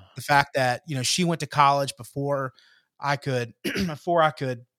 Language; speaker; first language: English; native; English